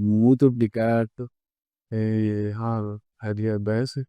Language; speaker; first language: Portuguese; non-native, fluent; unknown